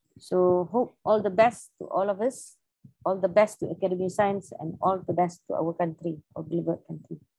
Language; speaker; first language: English; non-native, local second language; Malay